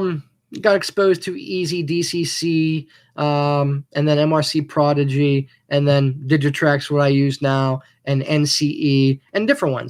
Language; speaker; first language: English; native; English